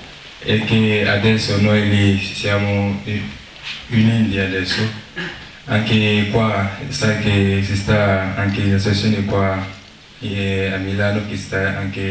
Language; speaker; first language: Italian; non-native, learner; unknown